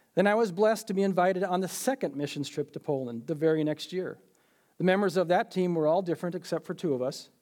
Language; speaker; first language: English; native; English